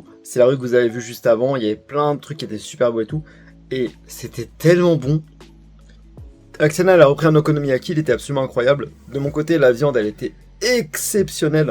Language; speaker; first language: French; native; French